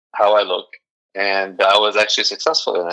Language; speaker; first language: English; non-native, fluent; Arabic